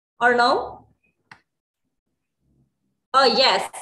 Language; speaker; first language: English; non-native, learner; Indonesian